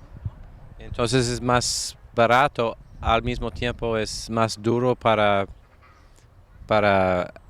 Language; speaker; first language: Spanish; non-native, fluent; English